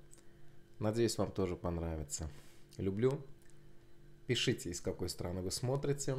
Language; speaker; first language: Russian; non-native, local second language; Azerbaijani